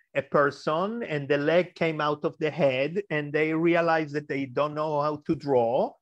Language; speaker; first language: English; early bilingual, other home language; Spanish